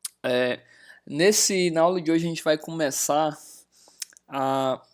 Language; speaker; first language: Portuguese; native; Portuguese